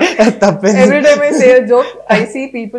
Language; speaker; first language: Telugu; non-native, fluent; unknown